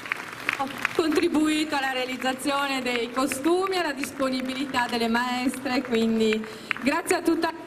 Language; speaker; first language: Italian; native; Italian